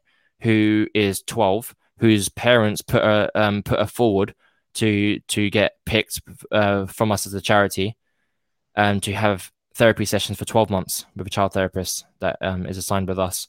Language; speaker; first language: English; native; English